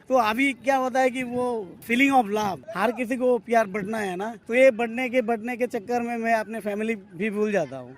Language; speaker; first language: Hindi; non-native, local second language; Bangla